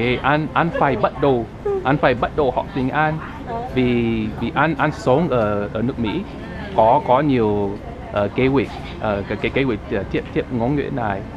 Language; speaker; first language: Vietnamese; non-native, learner; English